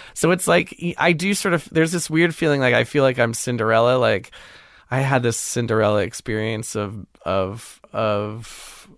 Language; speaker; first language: English; native; English